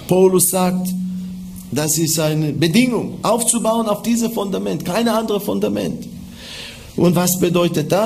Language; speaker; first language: German; non-native, fluent; Hebrew